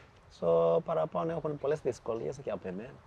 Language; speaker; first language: Greek; non-native, fluent; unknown